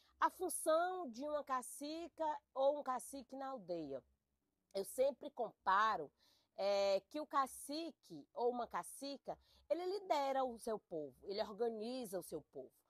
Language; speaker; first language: Portuguese; native; Portuguese